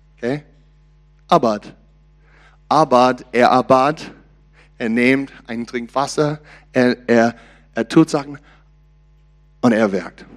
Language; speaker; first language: German; non-native, learner; English